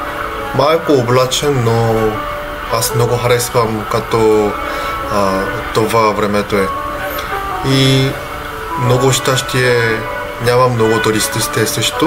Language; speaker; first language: Bulgarian; non-native, learner; Korean